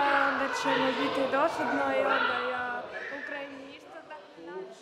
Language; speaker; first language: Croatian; non-native, learner; Ukrainian